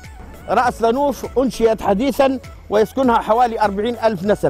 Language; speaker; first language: Arabic; native; Arabic